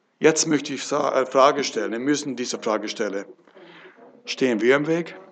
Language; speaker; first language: German; non-native, fluent; English